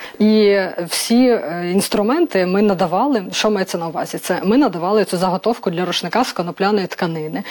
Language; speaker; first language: Ukrainian; native; Ukrainian